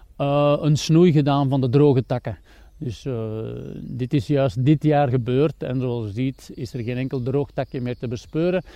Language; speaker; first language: Dutch; native; Dutch